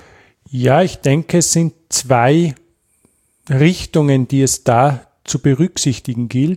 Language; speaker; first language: German; native; German